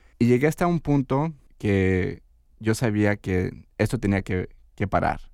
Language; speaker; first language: Spanish; early bilingual, heritage; Spanish